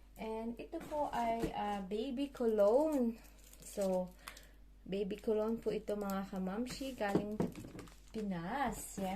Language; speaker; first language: Filipino; native; Filipino